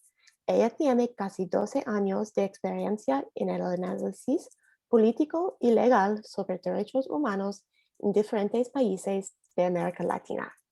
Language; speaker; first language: Spanish; non-native, learner; English